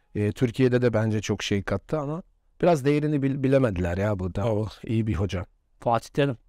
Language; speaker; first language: Turkish; non-native, fluent; Bosnian